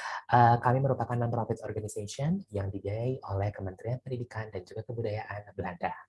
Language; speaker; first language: Indonesian; native; Indonesian